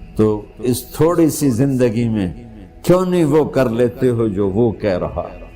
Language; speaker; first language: Urdu; non-native, local second language; Punjabi